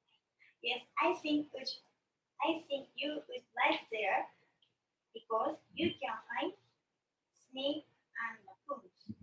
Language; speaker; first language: English; non-native, learner; Japanese